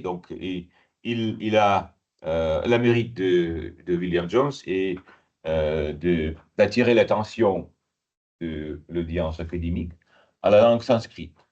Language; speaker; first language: French; non-native, fluent; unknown